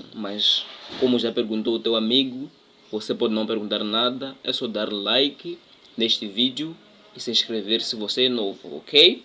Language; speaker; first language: Portuguese; non-native, local second language; Tsonga